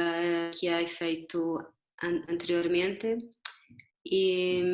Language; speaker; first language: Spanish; non-native, learner; Portuguese